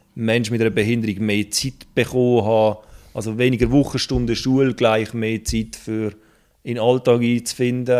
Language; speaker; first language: German; native; German